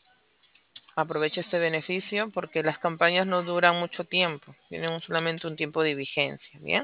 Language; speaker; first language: Spanish; native; Spanish